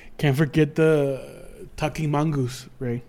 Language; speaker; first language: English; early bilingual, other home language; Spanish